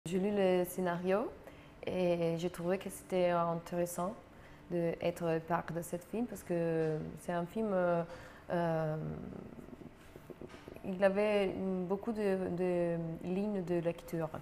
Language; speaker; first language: French; non-native, fluent; Italian